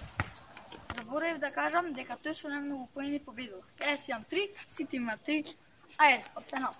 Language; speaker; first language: Macedonian; native; Macedonian